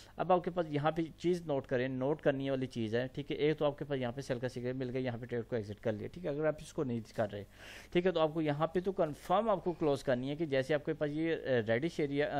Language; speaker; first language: Urdu; non-native, local second language; Punjabi